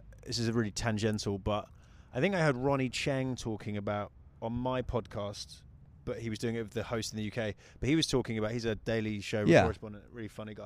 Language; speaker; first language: English; native; English